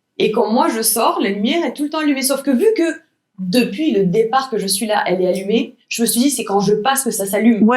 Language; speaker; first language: French; native; French